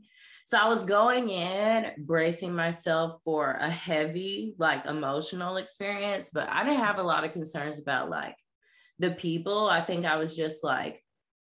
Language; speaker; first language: English; native; English